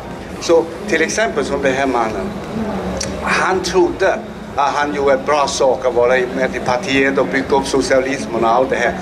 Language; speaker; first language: Swedish; non-native, fluent; Chinese